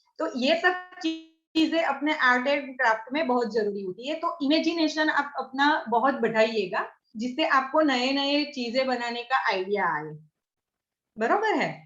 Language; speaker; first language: Hindi; non-native, local second language; Gujarati